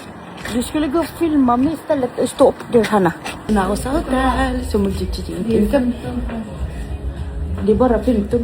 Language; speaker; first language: Swedish; non-native, learner; Filipino